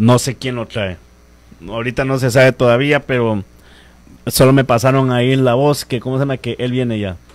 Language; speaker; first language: Spanish; native; Spanish